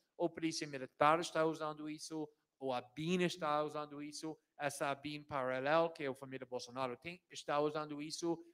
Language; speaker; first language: Portuguese; non-native, fluent; English